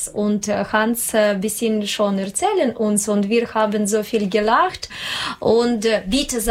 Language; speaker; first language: German; non-native, learner; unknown